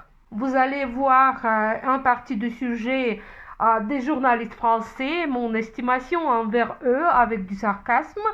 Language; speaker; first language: French; non-native, fluent; Russian